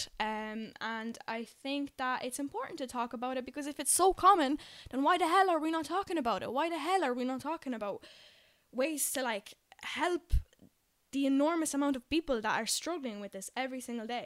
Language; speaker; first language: English; non-native, fluent; Polish